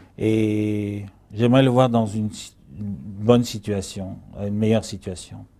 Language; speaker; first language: French; early bilingual, other home language; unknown